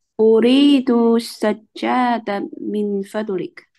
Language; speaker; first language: Arabic; non-native, learner; Chinese